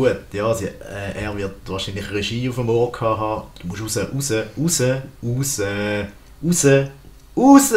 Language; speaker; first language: German; native; German